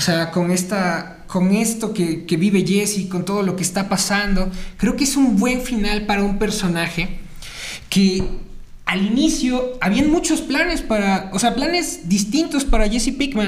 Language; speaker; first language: Spanish; native; Spanish